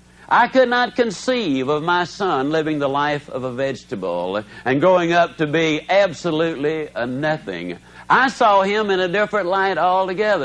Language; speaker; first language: English; native; English